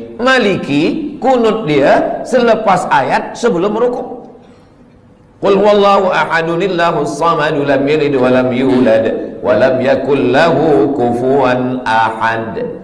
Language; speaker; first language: Malay; native; Malay